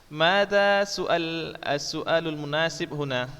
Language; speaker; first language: Arabic; non-native, fluent; Indonesian